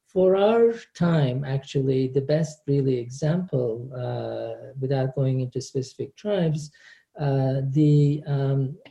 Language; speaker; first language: English; non-native, fluent; Turkish